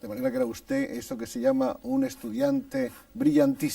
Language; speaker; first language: Spanish; native; Spanish